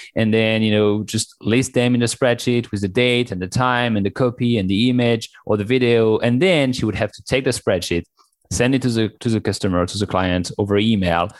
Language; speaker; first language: English; non-native, fluent; French